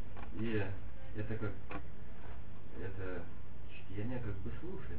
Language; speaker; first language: Russian; non-native, fluent; Lithuanian